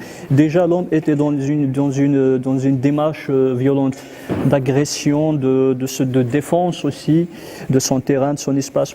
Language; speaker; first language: French; non-native, local second language; Kabyle